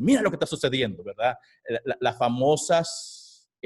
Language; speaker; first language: Spanish; native; Spanish